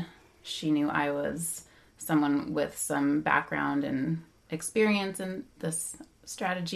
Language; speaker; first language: English; native; English